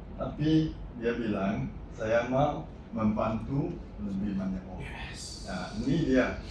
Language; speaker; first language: Malay; non-native, local second language; Chinese